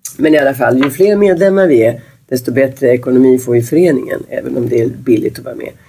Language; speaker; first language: Swedish; native; Swedish